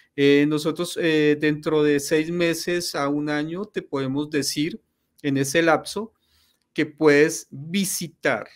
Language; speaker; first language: Spanish; native; Spanish